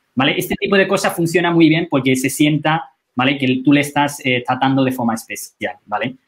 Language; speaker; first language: Spanish; non-native, fluent; Chinese